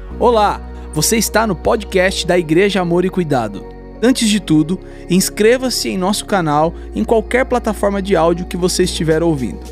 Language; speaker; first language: Portuguese; native; Portuguese